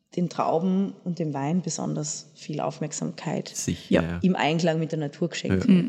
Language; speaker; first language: German; native; German